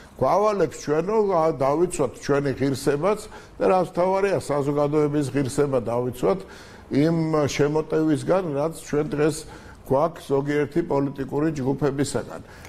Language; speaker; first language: Georgian; native; Georgian